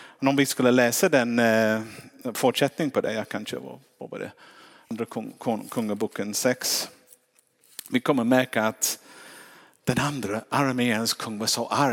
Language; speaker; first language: Swedish; non-native, fluent; English